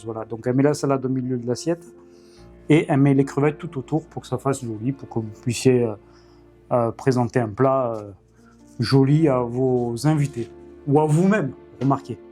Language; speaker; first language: French; native; French